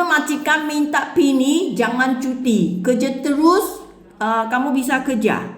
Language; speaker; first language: Indonesian; non-native, learner; Filipino